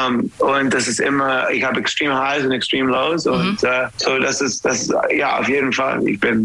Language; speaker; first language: German; non-native, fluent; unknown